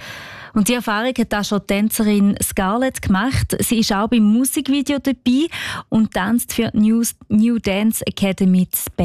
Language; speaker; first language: German; native; German